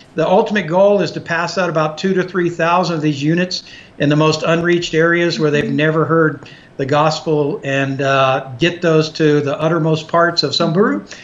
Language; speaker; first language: English; native; English